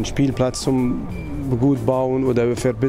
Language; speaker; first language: German; non-native, learner; Arabic